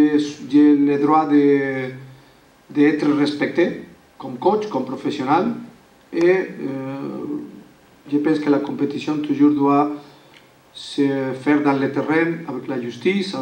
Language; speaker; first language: French; non-native, learner; Spanish